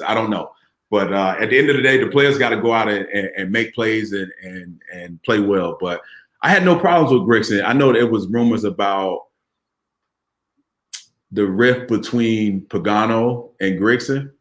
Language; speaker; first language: English; native; English